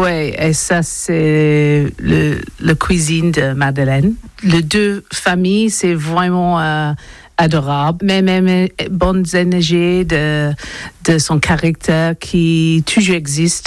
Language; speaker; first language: French; non-native, learner; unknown